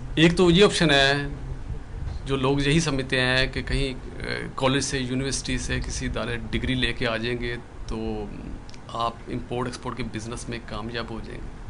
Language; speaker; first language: Urdu; non-native, local second language; Punjabi